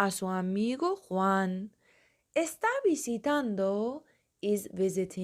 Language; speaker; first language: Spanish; non-native, fluent; Persian